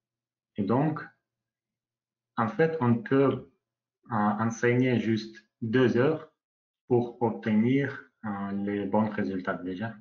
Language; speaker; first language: French; non-native, learner; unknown